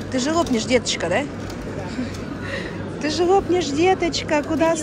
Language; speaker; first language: Russian; native; Russian